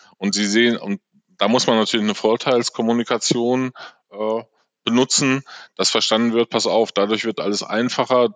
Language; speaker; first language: German; native; German